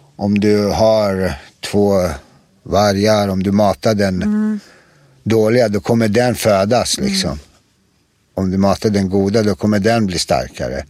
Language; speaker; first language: Swedish; early bilingual, other home language; Serbian